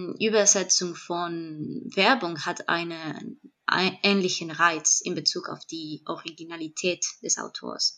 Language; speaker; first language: German; non-native, fluent; Spanish